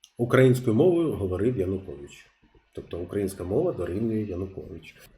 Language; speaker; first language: Ukrainian; non-native, local second language; Russian